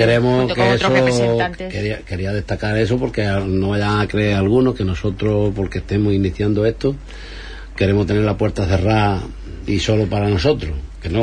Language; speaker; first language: Spanish; native; Spanish